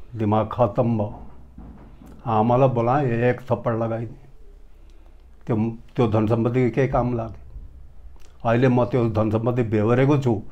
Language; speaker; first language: Nepali; native; Nepali